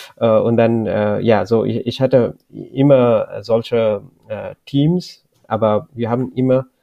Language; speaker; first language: German; non-native, learner; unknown